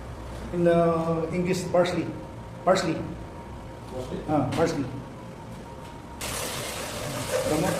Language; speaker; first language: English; non-native, local second language; Filipino